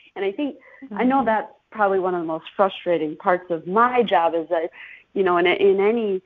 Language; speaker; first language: English; native; English